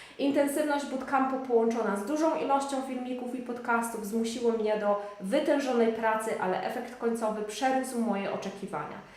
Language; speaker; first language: Polish; native; Polish